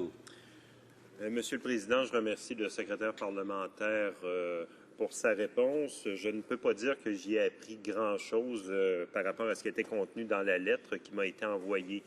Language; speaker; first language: French; native; French